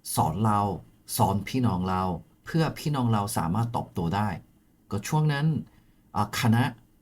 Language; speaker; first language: Thai; non-native, fluent; Korean